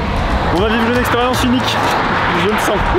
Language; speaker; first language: French; native; French